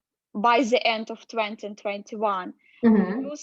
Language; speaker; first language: English; non-native, learner; Russian